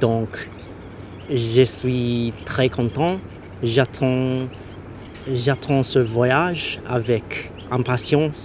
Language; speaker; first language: French; non-native, learner; English